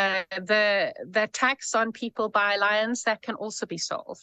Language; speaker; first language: English; native; English